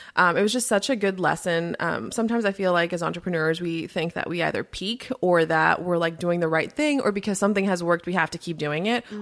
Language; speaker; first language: English; early bilingual, other home language; Spanish